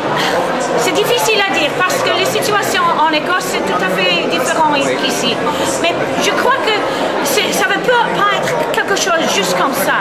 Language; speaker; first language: French; non-native, fluent; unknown